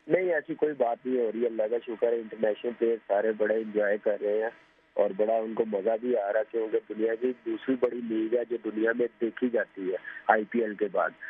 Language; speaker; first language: Urdu; non-native, local second language; Punjabi